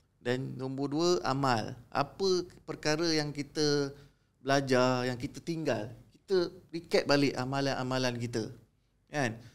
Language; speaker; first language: Malay; native; Malay